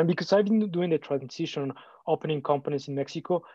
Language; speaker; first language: English; non-native, fluent; Spanish